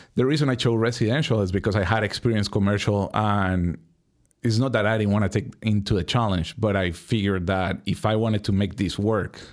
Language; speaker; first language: English; non-native, fluent; Spanish